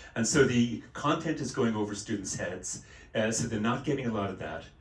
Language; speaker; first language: English; native; English